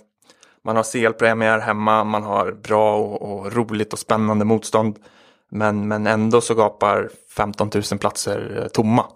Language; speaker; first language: Swedish; native; Swedish